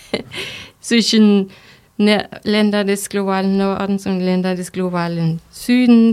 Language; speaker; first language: German; non-native, fluent; Spanish